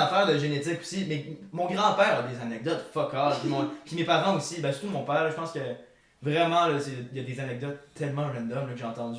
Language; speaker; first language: French; native; French